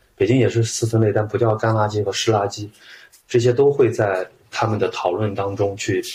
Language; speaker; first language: Chinese; native; Chinese